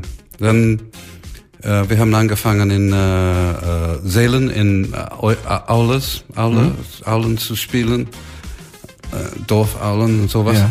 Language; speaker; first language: German; non-native, learner; English